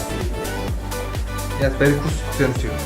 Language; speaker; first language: English; non-native, learner; Korean